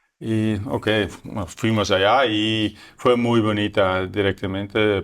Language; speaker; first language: Spanish; non-native, learner; Dutch